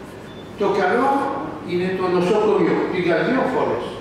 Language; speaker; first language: Greek; non-native, learner; French